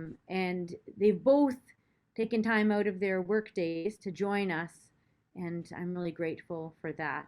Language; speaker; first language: English; native; English